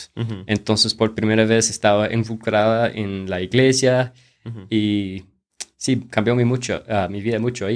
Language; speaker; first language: Spanish; non-native, fluent; English